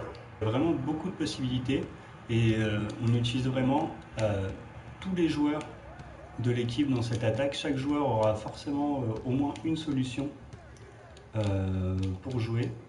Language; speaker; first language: French; native; French